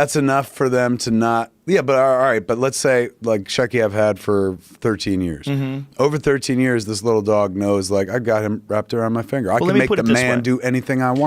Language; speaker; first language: English; native; English